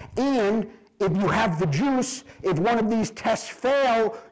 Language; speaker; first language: English; native; English